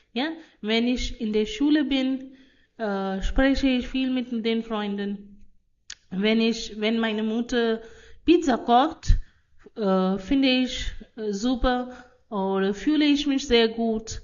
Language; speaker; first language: German; non-native, fluent; Hindi